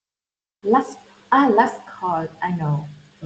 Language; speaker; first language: English; non-native, learner; Vietnamese